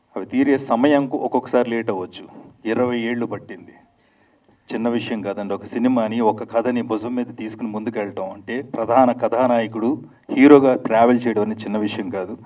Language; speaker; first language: Telugu; native; Telugu